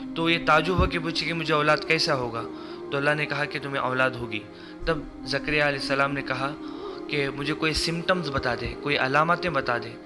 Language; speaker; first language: Urdu; native; Urdu